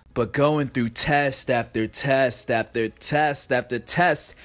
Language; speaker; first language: English; early bilingual, other home language; Japanese